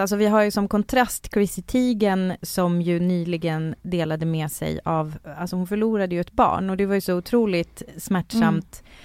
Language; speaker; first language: Swedish; native; Swedish